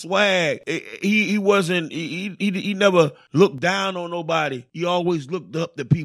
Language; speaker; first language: English; native; English